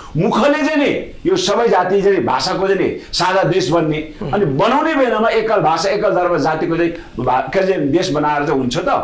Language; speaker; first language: Nepali; non-native, local second language; Sherpa